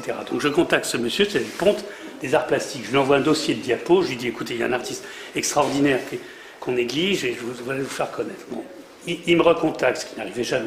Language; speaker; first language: French; native; French